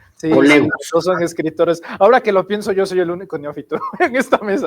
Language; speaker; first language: Spanish; native; Spanish